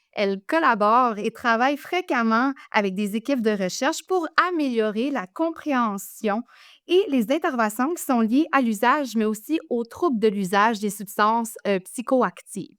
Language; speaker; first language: French; native; French